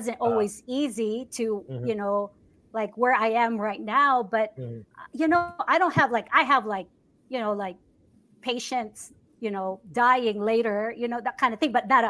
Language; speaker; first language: English; non-native, local second language; Cebuano